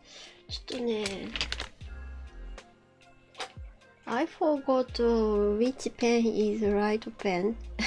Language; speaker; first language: English; non-native, learner; Japanese